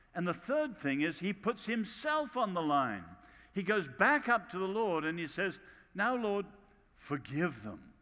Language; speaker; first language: English; native; English